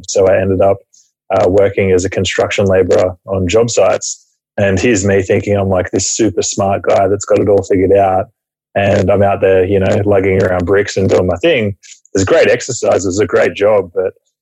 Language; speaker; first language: English; native; English